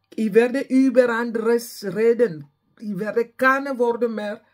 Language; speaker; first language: German; non-native, learner; French